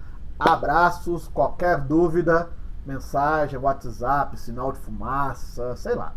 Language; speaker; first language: Portuguese; native; Portuguese